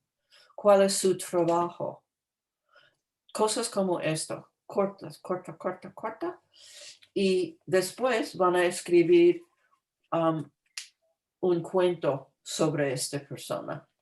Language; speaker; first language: Spanish; non-native, fluent; English